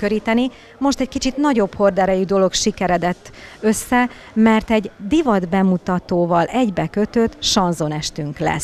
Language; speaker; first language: Hungarian; native; Hungarian